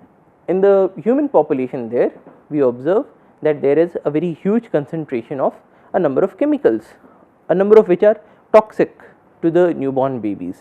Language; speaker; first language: English; non-native, local second language; Hindi